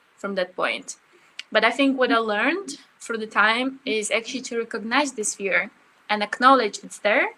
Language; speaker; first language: English; early bilingual, other home language; Ukrainian